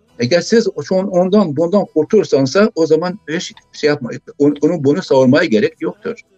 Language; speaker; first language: Turkish; non-native, local second language; Zaza